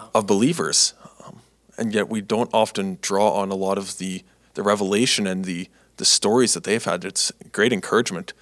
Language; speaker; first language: English; native; English